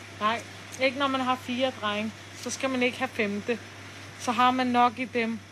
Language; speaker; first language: Danish; early bilingual, other home language; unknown